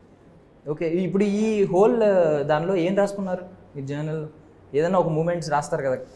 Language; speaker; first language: Telugu; native; Telugu